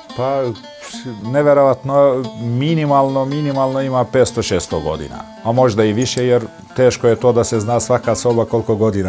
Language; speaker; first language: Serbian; early bilingual, heritage; Turkish